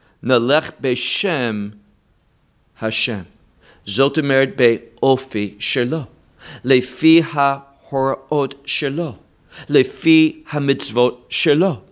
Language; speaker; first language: Hebrew; non-native, fluent; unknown